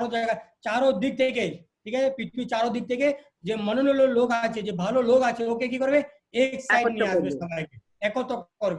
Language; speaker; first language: Bangla; non-native, local second language; Hindi